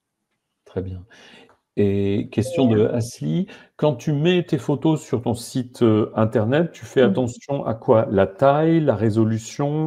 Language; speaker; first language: French; native; French